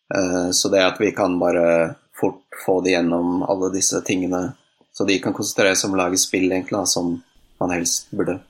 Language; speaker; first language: Norwegian; native; Norwegian